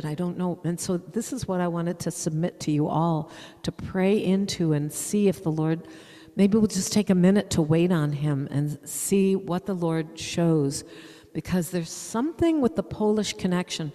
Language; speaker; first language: English; native; English